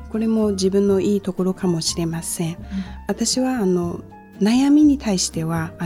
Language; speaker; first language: Japanese; non-native, fluent; Chinese